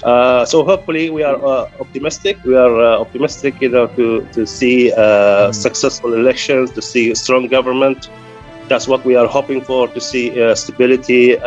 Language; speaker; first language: English; non-native, fluent; Arabic